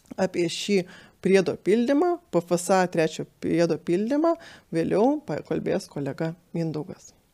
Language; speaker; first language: Lithuanian; native; Lithuanian